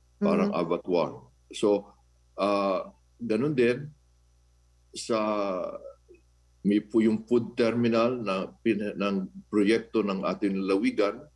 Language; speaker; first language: Filipino; native; Filipino